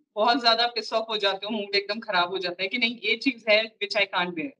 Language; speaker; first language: Hindi; native; Hindi